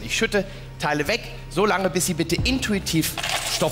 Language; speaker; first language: German; native; German